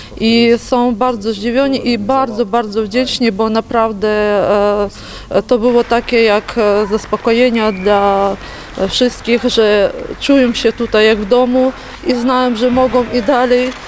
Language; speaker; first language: Polish; non-native, learner; Ukrainian